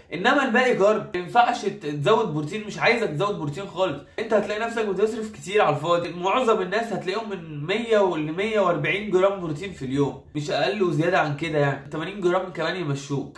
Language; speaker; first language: Arabic; native; Arabic